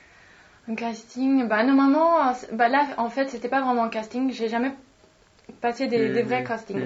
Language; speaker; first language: French; non-native, fluent; Swedish